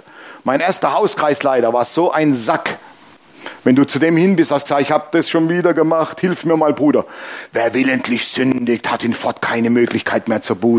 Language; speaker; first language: German; native; German